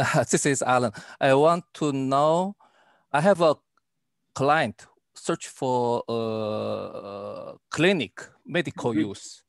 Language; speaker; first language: English; non-native, learner; Chinese